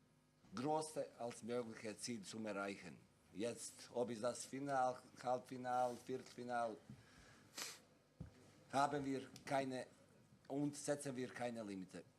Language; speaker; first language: German; non-native, fluent; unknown